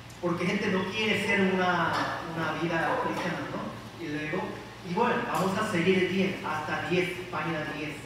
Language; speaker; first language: Spanish; non-native, learner; Korean